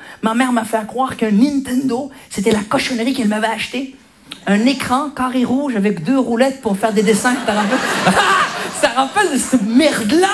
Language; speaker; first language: French; early bilingual, other home language; Arabic